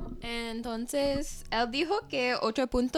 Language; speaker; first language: Spanish; non-native, fluent; English